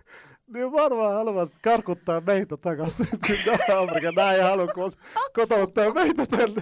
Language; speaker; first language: Finnish; non-native, learner; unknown